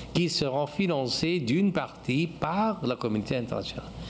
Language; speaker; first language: French; non-native, fluent; English